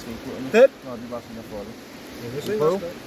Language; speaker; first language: Danish; native; Danish